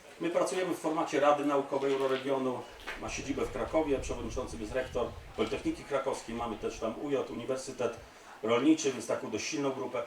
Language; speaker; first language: Polish; native; Polish